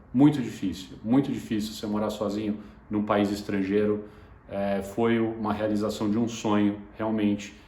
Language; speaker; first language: Portuguese; native; Portuguese